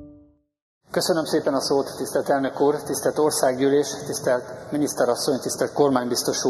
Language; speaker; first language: Hungarian; native; Hungarian